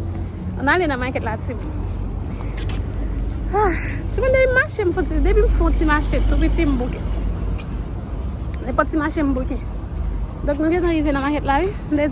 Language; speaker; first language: French; non-native, learner; Haitian Creole